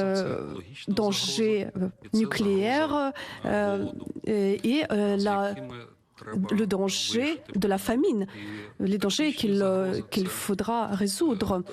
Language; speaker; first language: French; non-native, fluent; Ukrainian